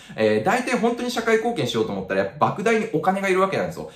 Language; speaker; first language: Japanese; native; Japanese